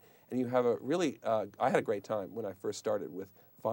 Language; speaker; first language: English; native; English